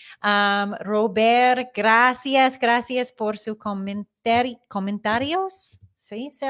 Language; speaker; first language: Spanish; non-native, learner; English